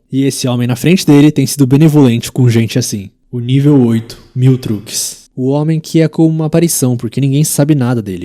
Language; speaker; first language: Portuguese; native; Portuguese